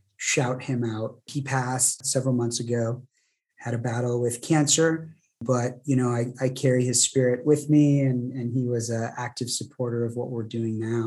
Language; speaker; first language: English; native; English